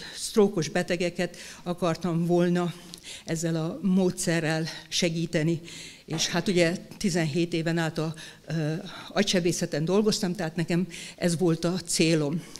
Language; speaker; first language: Hungarian; native; Hungarian